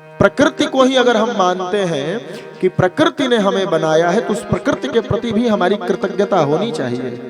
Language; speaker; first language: Hindi; native; Hindi